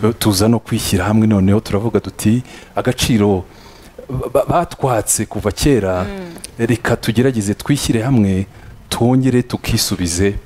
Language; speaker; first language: Kinyarwanda; early bilingual, heritage; Kinyarwanda